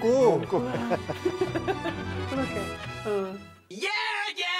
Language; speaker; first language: Korean; non-native, learner; English